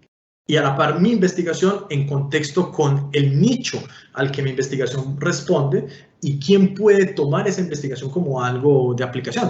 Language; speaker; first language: Spanish; native; Spanish